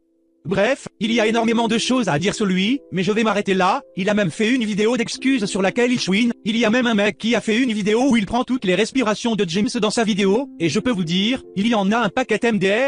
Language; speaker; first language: French; native; French